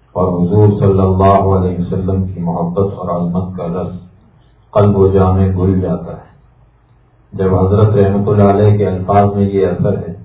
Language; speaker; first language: Urdu; native; Urdu